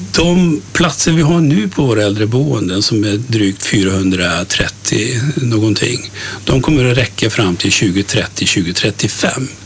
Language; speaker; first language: Swedish; early bilingual, other home language; Turkish